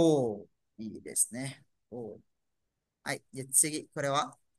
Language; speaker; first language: Japanese; non-native, fluent; Malay